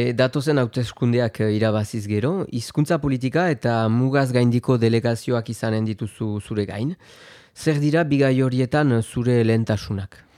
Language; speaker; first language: Basque; native; Basque